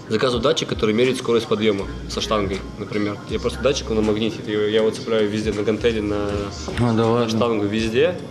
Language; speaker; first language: Russian; native; Russian